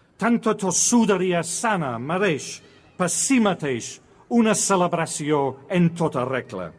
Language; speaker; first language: Catalan; non-native, fluent; English